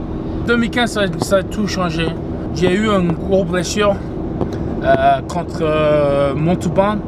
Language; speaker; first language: French; non-native, fluent; English